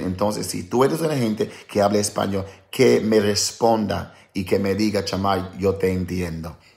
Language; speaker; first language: Spanish; non-native, learner; English